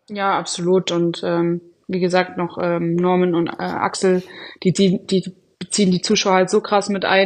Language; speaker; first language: German; native; German